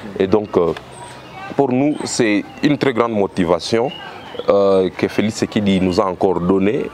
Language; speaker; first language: French; non-native, local second language; Swahili